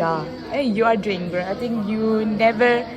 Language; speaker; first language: English; non-native, learner; Indonesian